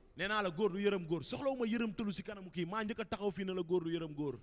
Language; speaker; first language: Wolof; native; Wolof